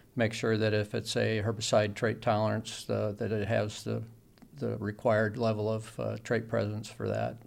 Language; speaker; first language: English; native; English